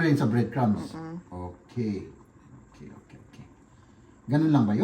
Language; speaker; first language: Filipino; native; Filipino